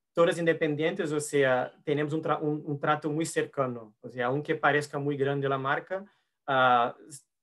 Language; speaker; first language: Spanish; non-native, learner; Portuguese